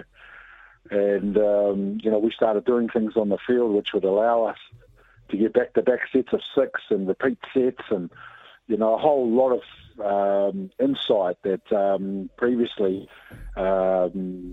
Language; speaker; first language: English; native; English